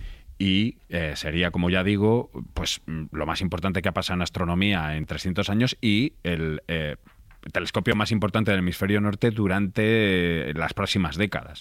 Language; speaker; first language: Spanish; native; Spanish